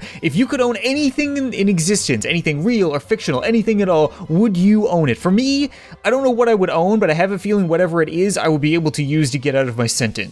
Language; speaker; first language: English; native; English